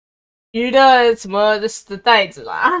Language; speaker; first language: Chinese; early bilingual, heritage; Chinese